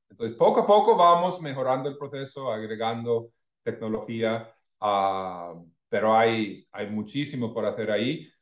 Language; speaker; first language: Spanish; non-native, fluent; English